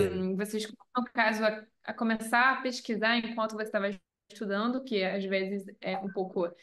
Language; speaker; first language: Portuguese; non-native, fluent; French